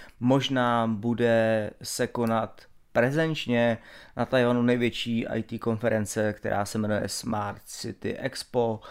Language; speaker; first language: Czech; native; Czech